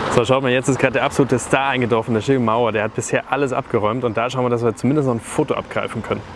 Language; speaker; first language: German; native; German